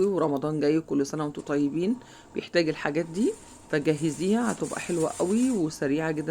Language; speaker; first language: Arabic; native; Arabic